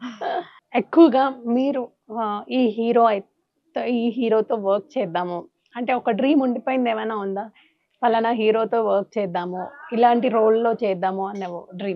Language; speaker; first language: Telugu; native; Telugu